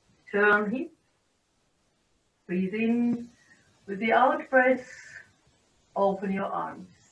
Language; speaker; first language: English; non-native, fluent; German